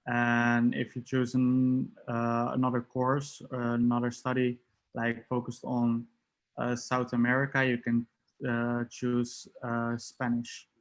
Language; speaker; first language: English; non-native, fluent; Dutch